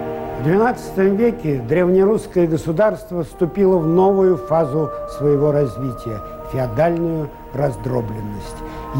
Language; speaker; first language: Russian; native; Russian